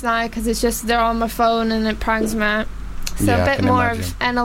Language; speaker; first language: English; native; English